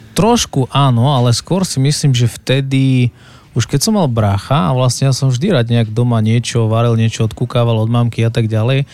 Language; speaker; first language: Slovak; native; Slovak